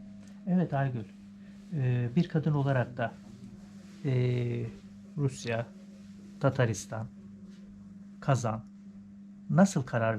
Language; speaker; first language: Turkish; native; Turkish